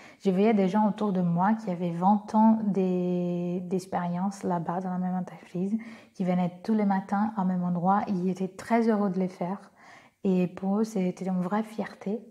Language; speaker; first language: French; non-native, fluent; Portuguese